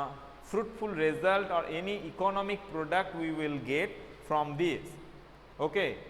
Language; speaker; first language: English; non-native, local second language; Bangla